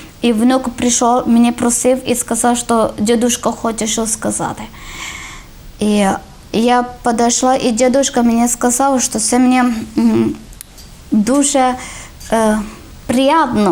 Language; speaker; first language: Ukrainian; non-native, learner; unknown